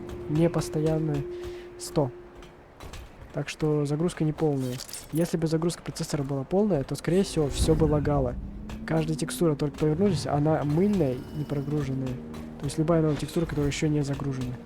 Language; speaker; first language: Russian; native; Russian